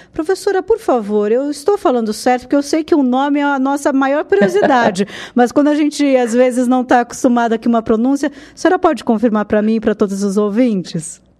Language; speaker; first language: Portuguese; native; Portuguese